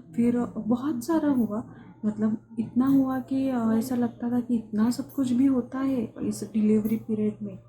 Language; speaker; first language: Hindi; non-native, local second language; Marathi